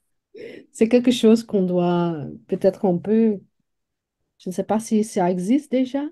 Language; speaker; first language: French; non-native, local second language; Dutch